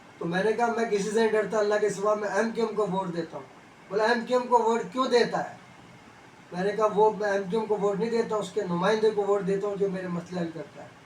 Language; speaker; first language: Urdu; native; Urdu